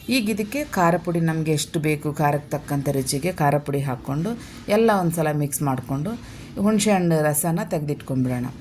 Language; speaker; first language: Kannada; non-native, local second language; Telugu